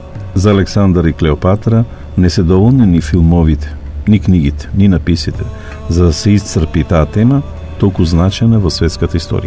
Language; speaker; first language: Macedonian; native; Macedonian